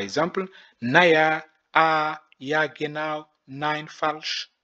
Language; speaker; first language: German; non-native, fluent; French